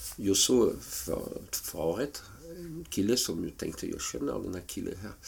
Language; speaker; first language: Swedish; non-native, fluent; French